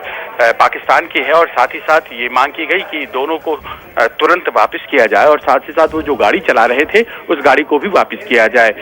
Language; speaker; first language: Hindi; native; Hindi